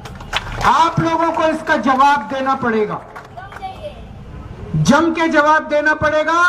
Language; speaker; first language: Hindi; native; Hindi